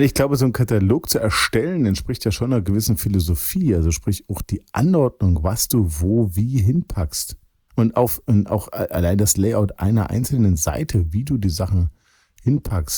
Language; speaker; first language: German; native; German